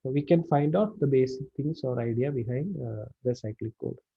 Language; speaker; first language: English; non-native, local second language; Malayalam